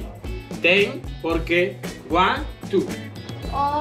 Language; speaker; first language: Spanish; non-native, learner; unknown